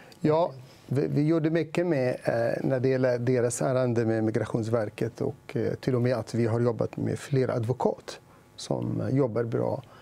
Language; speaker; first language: Swedish; non-native, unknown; Arabic